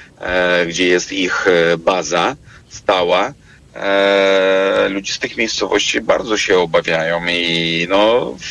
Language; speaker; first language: Polish; non-native, fluent; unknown